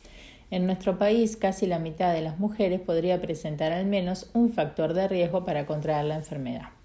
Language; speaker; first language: Spanish; native; Spanish